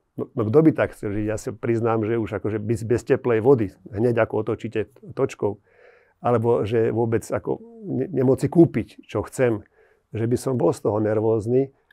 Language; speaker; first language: Slovak; native; Slovak